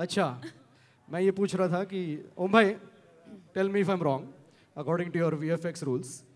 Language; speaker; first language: Hindi; non-native, local second language; Telugu